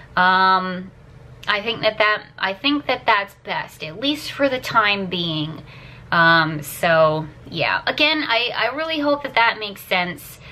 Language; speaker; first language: English; native; English